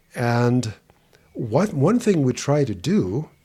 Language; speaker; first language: English; non-native, fluent; Russian